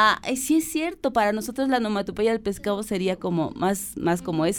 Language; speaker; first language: Spanish; native; Spanish